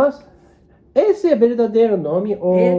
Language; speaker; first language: Portuguese; non-native, learner; Japanese